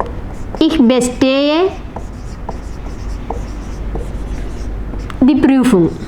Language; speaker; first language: German; non-native, fluent; Malayalam